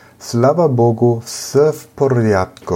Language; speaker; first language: Russian; non-native, learner; German